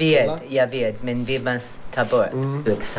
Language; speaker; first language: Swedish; non-native, learner; English